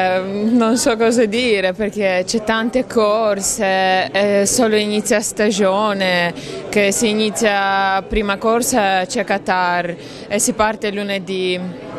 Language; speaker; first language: Italian; non-native, learner; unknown